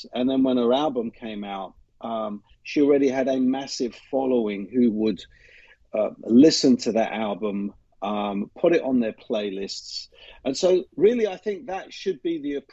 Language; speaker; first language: English; native; English